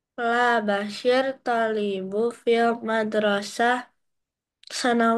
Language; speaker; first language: Arabic; non-native, learner; Indonesian